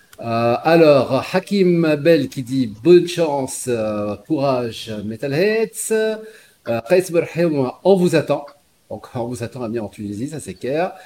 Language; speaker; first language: French; non-native, local second language; Arabic